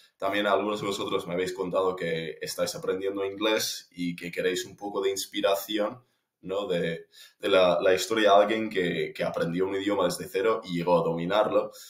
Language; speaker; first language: Spanish; non-native, fluent; English